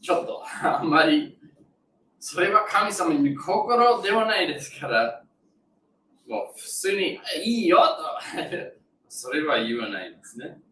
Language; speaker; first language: Japanese; non-native, fluent; English